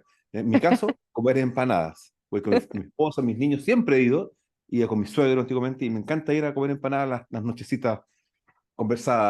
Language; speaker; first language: Spanish; native; Spanish